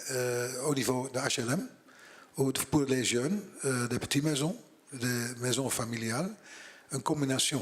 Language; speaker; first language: French; non-native, learner; Dutch